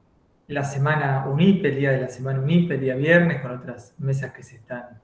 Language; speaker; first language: Spanish; native; Spanish